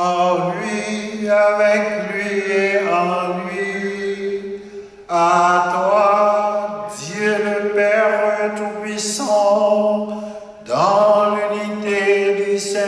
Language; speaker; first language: French; non-native, local second language; Haitian Creole